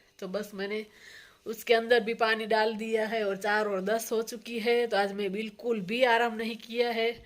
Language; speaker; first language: Hindi; non-native, local second language; Gujarati